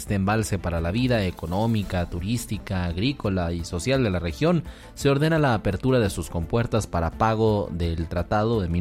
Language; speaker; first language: Spanish; native; Spanish